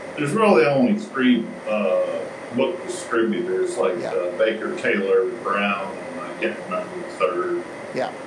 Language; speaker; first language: English; native; English